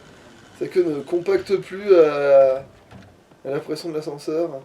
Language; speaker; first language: French; native; French